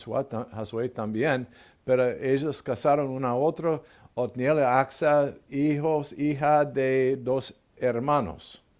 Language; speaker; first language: Spanish; non-native, learner; English